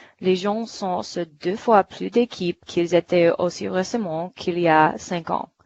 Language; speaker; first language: French; non-native, fluent; English